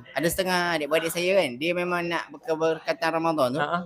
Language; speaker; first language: Malay; native; Malay